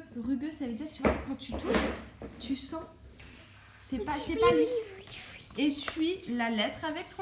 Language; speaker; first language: French; native; French